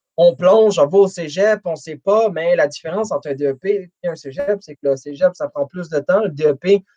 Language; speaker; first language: French; native; French